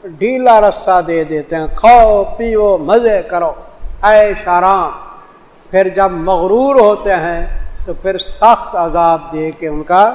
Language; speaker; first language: Urdu; non-native, local second language; Saraiki